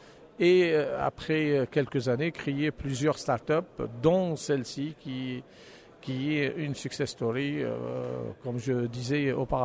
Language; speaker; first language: French; non-native, local second language; Arabic